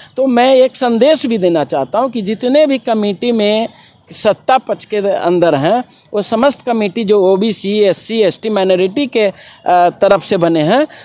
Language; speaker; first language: Hindi; native; Hindi